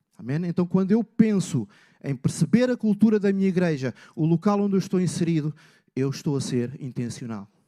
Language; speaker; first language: Portuguese; native; Portuguese